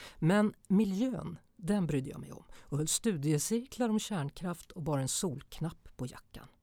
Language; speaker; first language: Swedish; native; Swedish